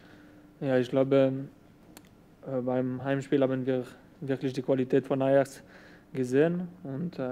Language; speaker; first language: German; non-native, local second language; French